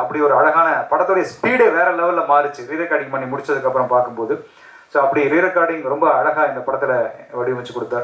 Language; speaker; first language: Tamil; native; Tamil